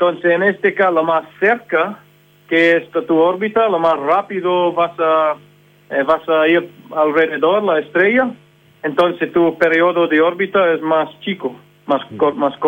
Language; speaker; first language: Spanish; non-native, fluent; English